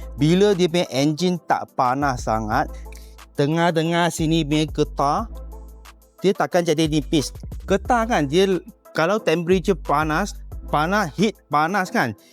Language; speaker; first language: Malay; non-native, local second language; Chinese